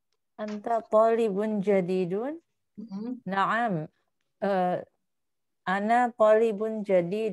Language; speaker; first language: Arabic; non-native, learner; Indonesian